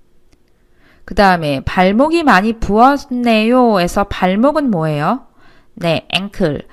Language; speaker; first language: Korean; native; Korean